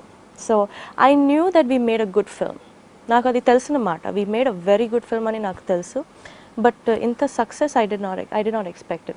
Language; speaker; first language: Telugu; non-native, learner; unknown